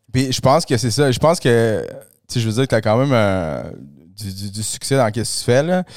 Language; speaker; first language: French; early bilingual, other home language; Spanish